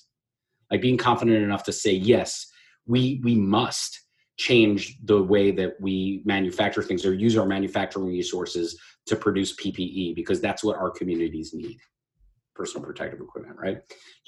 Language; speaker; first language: English; native; English